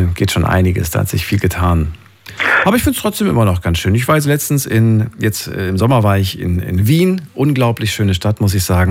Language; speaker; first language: German; native; German